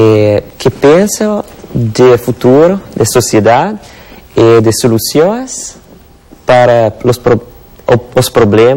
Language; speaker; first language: Portuguese; non-native, learner; Italian